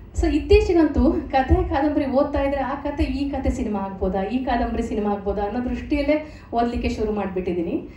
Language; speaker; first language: Kannada; native; Kannada